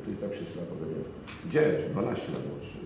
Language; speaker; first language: Polish; native; Polish